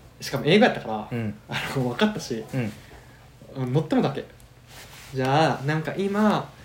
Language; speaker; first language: Japanese; native; Japanese